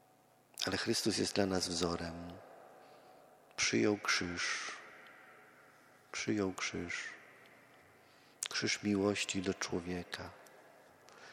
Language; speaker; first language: Polish; native; Polish